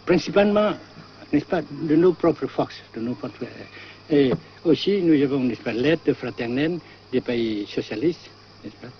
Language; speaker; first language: French; non-native, fluent; Vietnamese